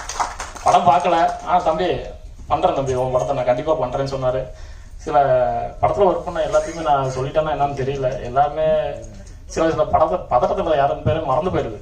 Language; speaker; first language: Tamil; native; Tamil